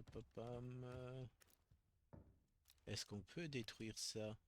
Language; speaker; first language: French; native; French